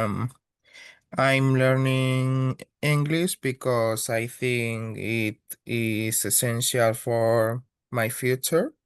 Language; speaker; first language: English; non-native, learner; Spanish